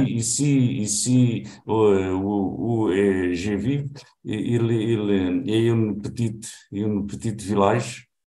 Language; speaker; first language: French; non-native, fluent; Portuguese